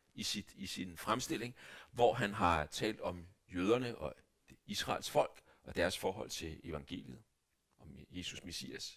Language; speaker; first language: Danish; native; Danish